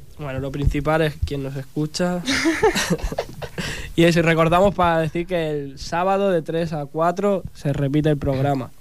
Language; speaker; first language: Spanish; native; Spanish